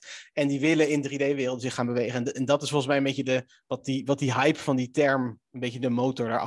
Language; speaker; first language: Dutch; native; Dutch